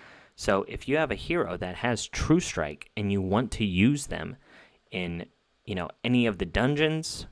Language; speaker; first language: English; native; English